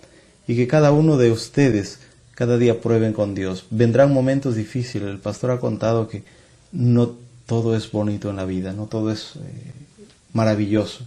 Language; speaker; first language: Spanish; native; Spanish